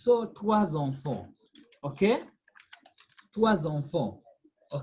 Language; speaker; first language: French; non-native, fluent; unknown